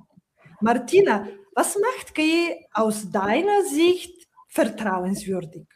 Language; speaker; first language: German; non-native, fluent; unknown